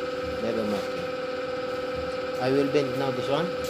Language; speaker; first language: English; non-native, local second language; Filipino